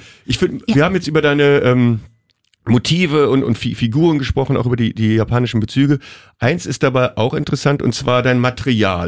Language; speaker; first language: German; native; German